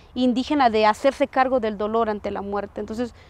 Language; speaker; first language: Spanish; native; Spanish